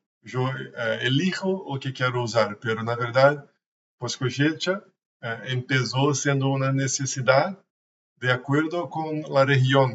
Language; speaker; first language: Spanish; non-native, learner; Portuguese